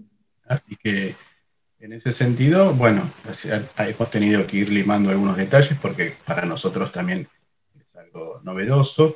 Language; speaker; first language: Spanish; native; Spanish